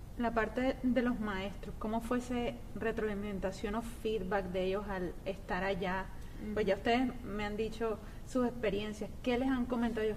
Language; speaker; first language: Spanish; native; Spanish